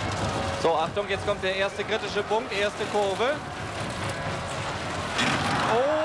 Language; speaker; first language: German; native; German